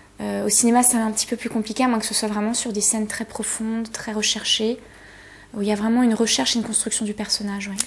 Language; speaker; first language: French; early bilingual, other home language; Polish